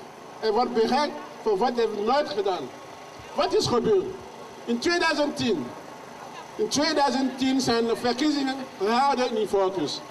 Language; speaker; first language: Dutch; non-native, learner; French